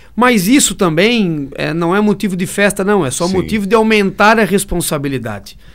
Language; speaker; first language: Portuguese; native; Portuguese